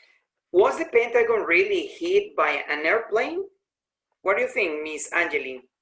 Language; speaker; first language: English; non-native, learner; Spanish